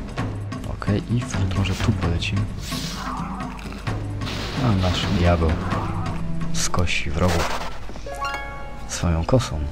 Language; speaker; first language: Polish; native; Polish